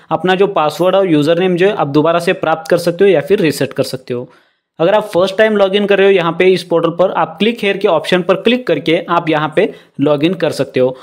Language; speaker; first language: Hindi; non-native, local second language; Marathi